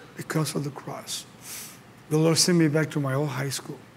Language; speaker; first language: English; early bilingual, other home language; Spanish